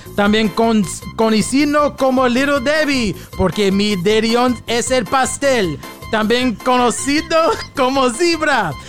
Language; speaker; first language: Spanish; non-native, learner; English